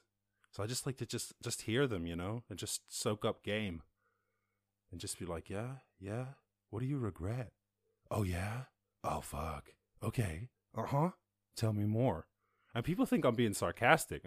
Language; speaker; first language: English; native; English